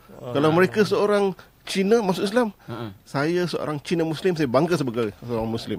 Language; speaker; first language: Malay; non-native, local second language; Chinese